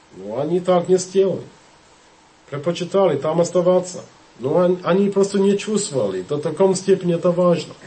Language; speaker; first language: Russian; non-native, fluent; English